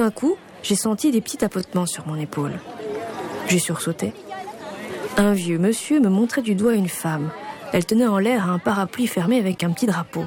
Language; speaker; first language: French; native; French